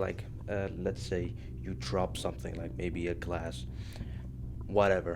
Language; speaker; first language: English; non-native, fluent; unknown